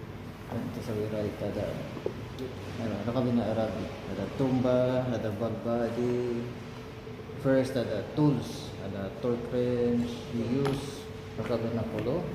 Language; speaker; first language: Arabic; non-native, learner; Filipino